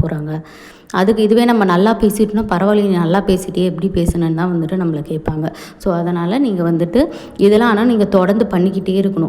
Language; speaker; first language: Tamil; native; Tamil